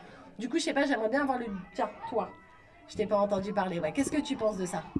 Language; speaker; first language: French; native; French